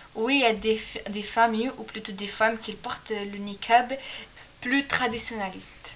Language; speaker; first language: French; non-native, local second language; Arabic